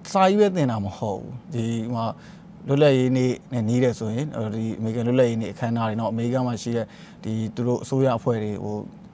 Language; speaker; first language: Burmese; native; Burmese